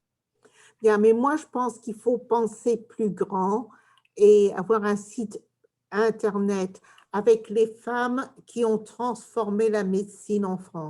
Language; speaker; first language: French; early bilingual, heritage; English